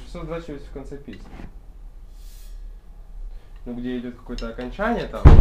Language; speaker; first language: Russian; native; Russian